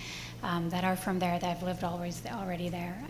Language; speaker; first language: English; native; English